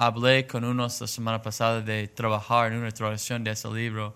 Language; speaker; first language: Spanish; non-native, learner; English